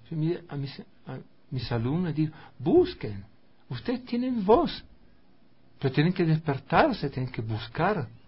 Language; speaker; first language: Spanish; non-native, fluent; French